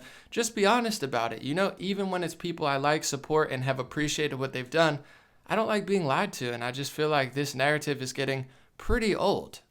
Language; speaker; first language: English; native; English